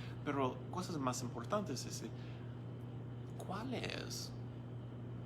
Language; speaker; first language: Spanish; non-native, learner; English